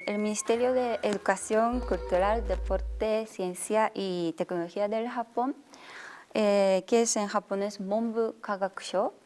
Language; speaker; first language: Spanish; non-native, fluent; Japanese